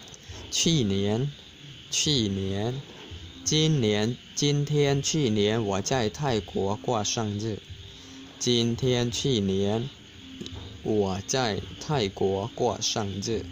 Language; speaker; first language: Chinese; non-native, fluent; Khmer